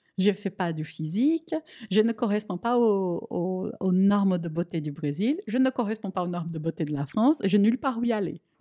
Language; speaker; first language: French; non-native, fluent; Portuguese